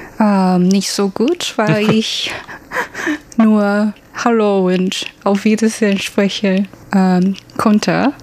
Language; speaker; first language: German; non-native, learner; Chinese